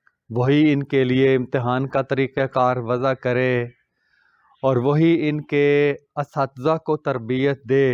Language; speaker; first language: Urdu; non-native, local second language; Punjabi